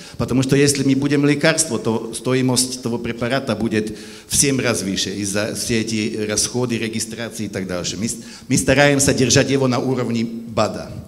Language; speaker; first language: Russian; non-native, fluent; German